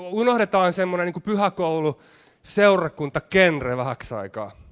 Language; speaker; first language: Finnish; native; Finnish